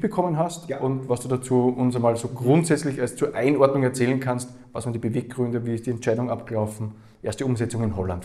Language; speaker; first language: German; native; German